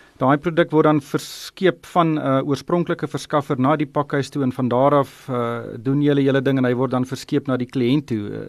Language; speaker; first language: Afrikaans; native; Afrikaans